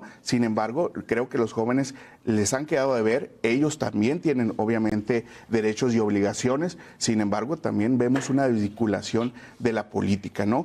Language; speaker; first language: Spanish; native; Spanish